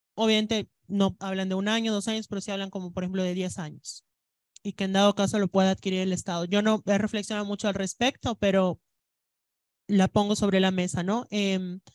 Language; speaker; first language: Spanish; native; Spanish